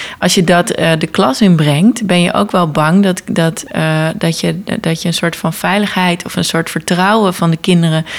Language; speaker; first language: Dutch; native; Dutch